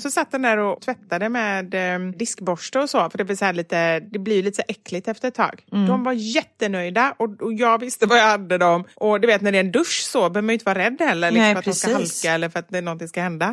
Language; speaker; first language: Swedish; native; Swedish